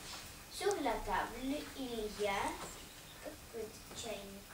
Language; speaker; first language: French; non-native, learner; Russian